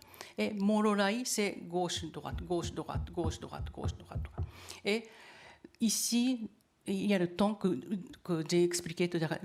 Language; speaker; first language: French; non-native, learner; Japanese